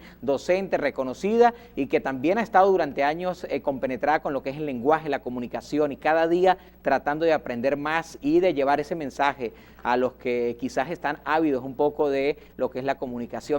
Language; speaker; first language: Spanish; native; Spanish